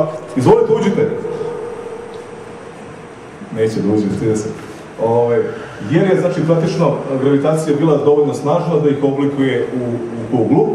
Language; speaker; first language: Serbian; native; Serbian